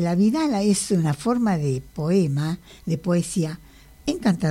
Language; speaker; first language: Spanish; native; Spanish